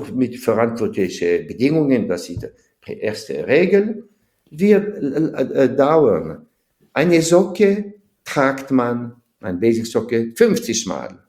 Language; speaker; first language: German; non-native, fluent; French